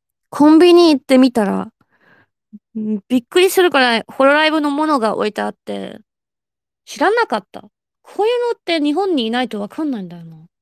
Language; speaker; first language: Japanese; non-native, fluent; German